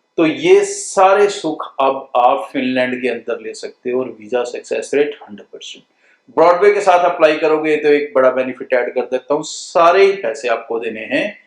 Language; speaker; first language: Hindi; non-native, local second language; Punjabi